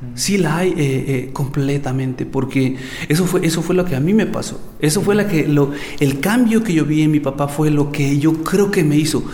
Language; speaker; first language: Spanish; native; Spanish